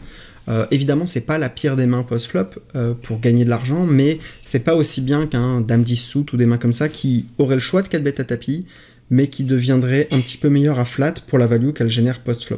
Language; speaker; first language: French; native; French